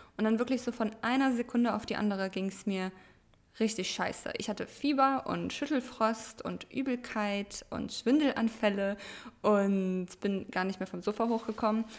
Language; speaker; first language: German; early bilingual, other home language; Russian